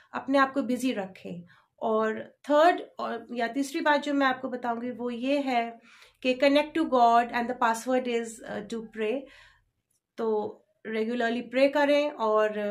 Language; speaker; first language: Hindi; native; Hindi